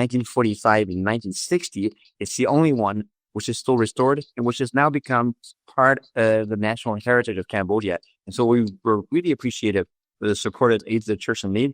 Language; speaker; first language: English; non-native, fluent; French